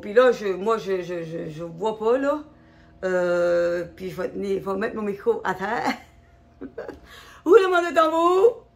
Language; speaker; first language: French; native; French